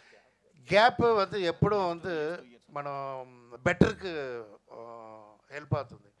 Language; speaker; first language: Telugu; non-native, fluent; Tamil